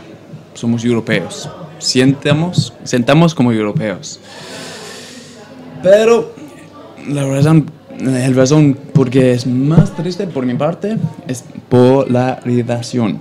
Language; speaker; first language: Spanish; non-native, fluent; English